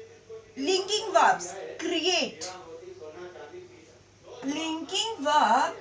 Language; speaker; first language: English; non-native, local second language; Hindi